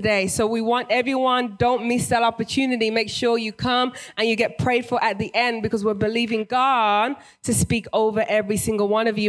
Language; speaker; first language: English; native; English